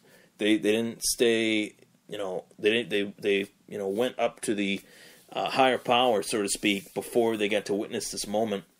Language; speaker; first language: English; native; English